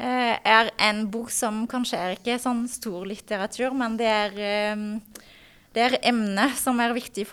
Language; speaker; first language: Norwegian; non-native, fluent; French